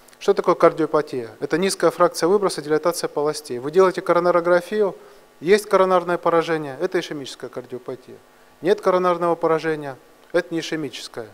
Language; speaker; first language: Russian; non-native, local second language; Georgian